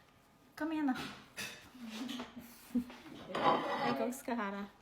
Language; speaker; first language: Norwegian; non-native, learner; Filipino